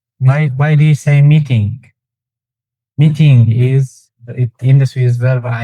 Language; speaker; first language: English; non-native, fluent; Tigrinya